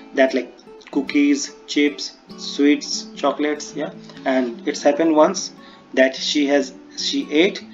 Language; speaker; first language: English; non-native, local second language; Hindi